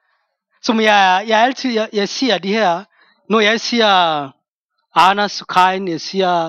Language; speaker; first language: Danish; non-native, fluent; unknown